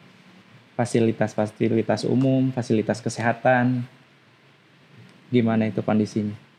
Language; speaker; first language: Indonesian; non-native, local second language; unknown